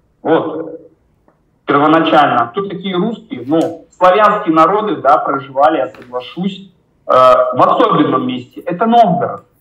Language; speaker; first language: Russian; native; Russian